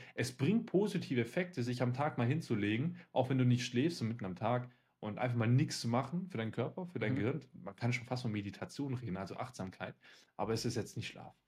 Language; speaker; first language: German; early bilingual, other home language; Russian